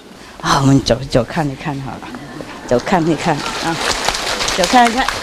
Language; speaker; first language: Chinese; non-native, fluent; Vietnamese